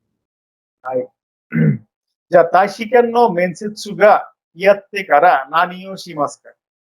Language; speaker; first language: Japanese; non-native, fluent; Bangla